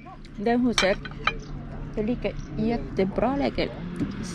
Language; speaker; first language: Swedish; non-native, learner; Thai